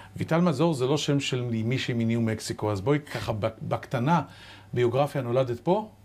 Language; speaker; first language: Hebrew; native; Hebrew